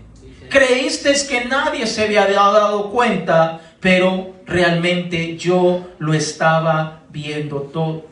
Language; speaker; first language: Spanish; native; Spanish